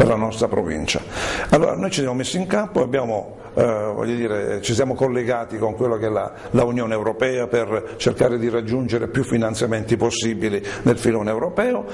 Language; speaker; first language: Italian; native; Italian